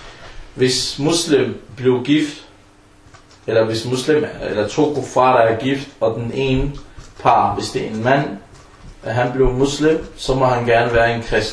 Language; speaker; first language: Danish; early bilingual, other home language; Arabic